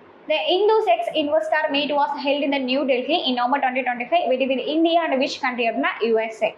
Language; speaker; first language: English; non-native, local second language; Tamil